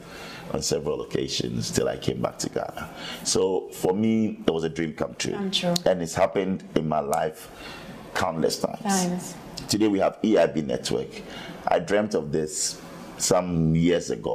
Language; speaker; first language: English; non-native, local second language; Akan